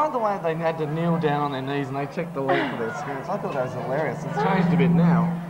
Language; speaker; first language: English; native; English